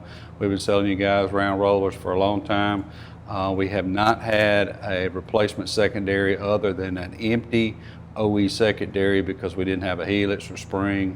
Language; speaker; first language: English; native; English